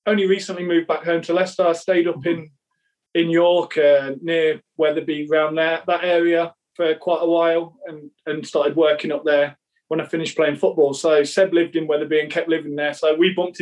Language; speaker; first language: English; native; English